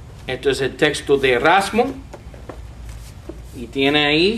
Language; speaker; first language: Spanish; non-native, fluent; English